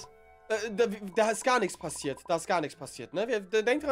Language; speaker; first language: German; native; German